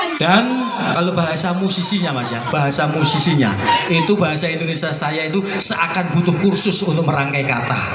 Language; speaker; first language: Indonesian; non-native, local second language; Javanese